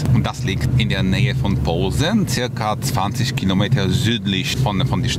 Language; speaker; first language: German; non-native, fluent; Polish